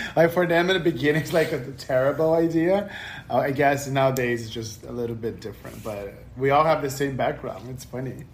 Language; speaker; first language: English; non-native, fluent; Portuguese